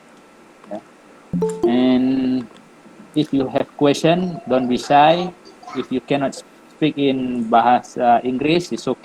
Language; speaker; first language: English; non-native, learner; Indonesian